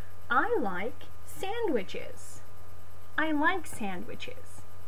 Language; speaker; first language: English; non-native, fluent; Macedonian